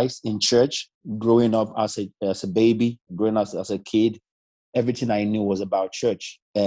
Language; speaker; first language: English; non-native, local second language; Igbo